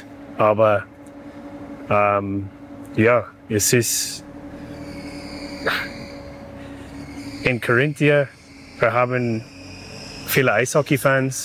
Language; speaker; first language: German; non-native, learner; English